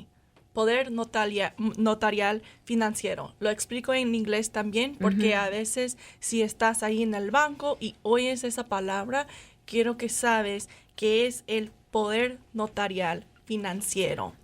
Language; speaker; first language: Spanish; non-native, fluent; English